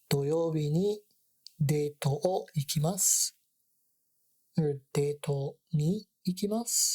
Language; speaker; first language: Japanese; non-native, learner; English